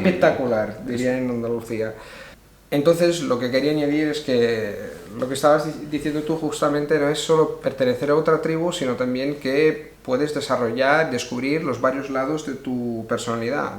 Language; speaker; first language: Spanish; non-native, fluent; Italian